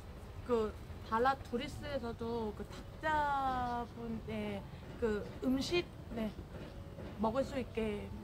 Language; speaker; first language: Korean; non-native, fluent; Vietnamese